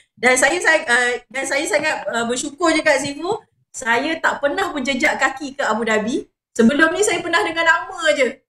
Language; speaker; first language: Malay; native; Malay